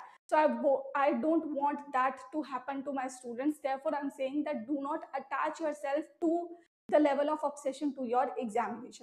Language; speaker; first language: English; non-native, local second language; Hindi